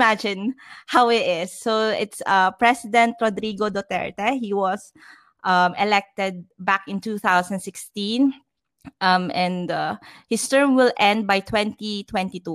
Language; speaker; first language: English; non-native, local second language; Filipino